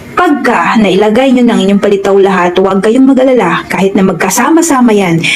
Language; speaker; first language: Filipino; non-native, local second language; Waray